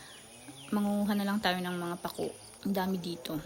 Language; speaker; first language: Filipino; non-native, local second language; Iloko